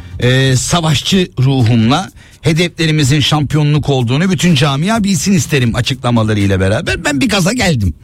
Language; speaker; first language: Turkish; native; Turkish